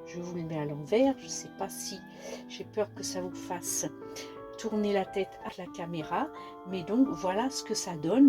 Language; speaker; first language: French; native; French